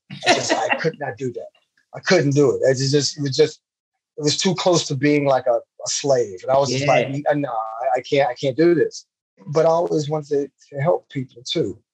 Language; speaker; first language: English; native; English